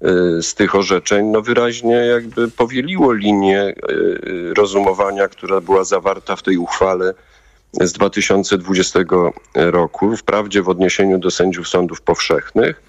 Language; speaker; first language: Polish; native; Polish